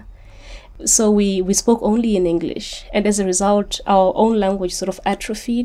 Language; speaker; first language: English; non-native, local second language; Shona